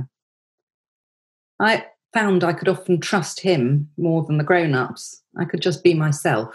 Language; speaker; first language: English; native; English